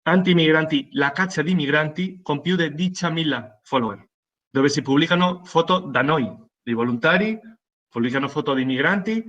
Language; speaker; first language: Italian; non-native, fluent; Spanish